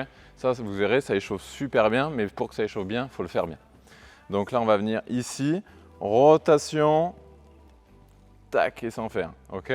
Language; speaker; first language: French; native; French